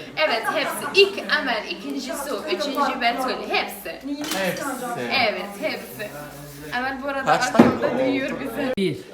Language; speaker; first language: Turkish; non-native, fluent; Arabic